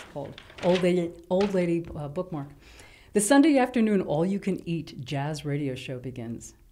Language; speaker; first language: English; native; English